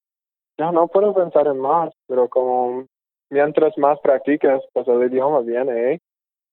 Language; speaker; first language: Spanish; non-native, fluent; English